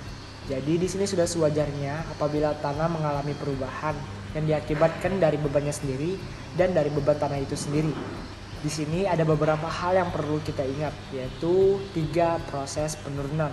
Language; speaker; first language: Indonesian; native; Indonesian